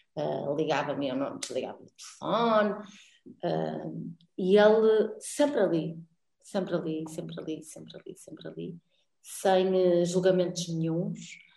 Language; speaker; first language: Portuguese; native; Portuguese